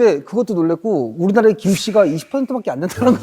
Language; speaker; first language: Korean; native; Korean